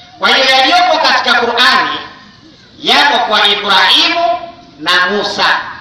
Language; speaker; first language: Swahili; native; Swahili